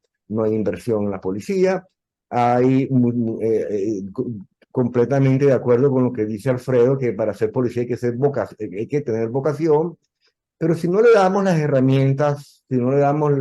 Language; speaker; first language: Spanish; native; Spanish